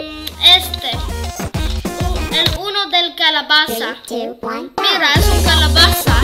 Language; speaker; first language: Spanish; early bilingual, heritage; English